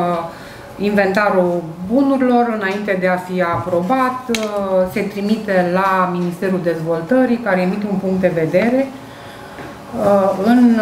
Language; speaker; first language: Romanian; native; Romanian